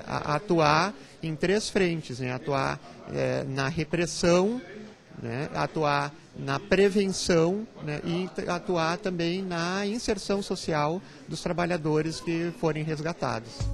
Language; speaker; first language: Portuguese; native; Portuguese